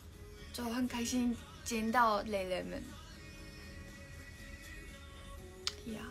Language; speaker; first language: Chinese; non-native, learner; Mongolian